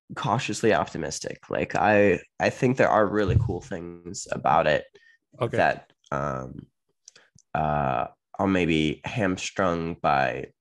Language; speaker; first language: English; native; English